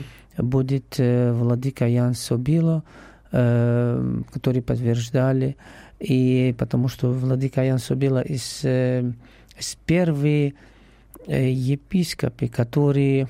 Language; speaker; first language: Russian; non-native, learner; Arabic